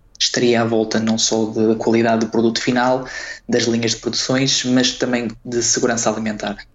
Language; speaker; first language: Portuguese; native; Portuguese